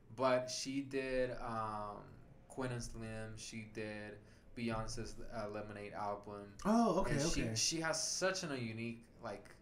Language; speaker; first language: English; non-native, fluent; Spanish